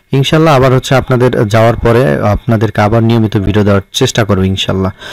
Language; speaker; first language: Bangla; native; Bangla